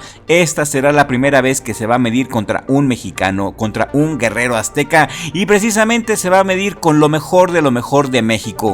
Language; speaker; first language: Spanish; native; Spanish